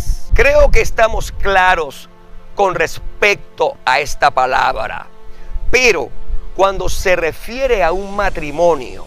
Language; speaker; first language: Spanish; native; Spanish